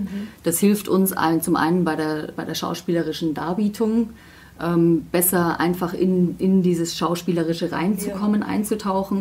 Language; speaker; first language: German; native; German